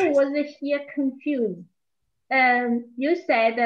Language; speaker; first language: English; non-native, learner; Chinese